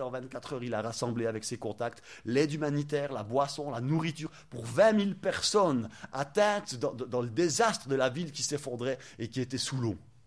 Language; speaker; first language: French; native; French